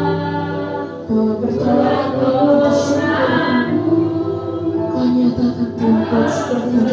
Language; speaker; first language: Indonesian; native; Indonesian